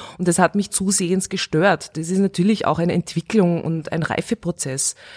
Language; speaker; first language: German; early bilingual, other home language; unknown